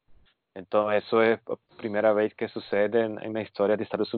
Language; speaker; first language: Portuguese; non-native, fluent; Spanish